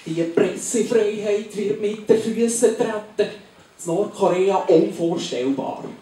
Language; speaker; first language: German; native; German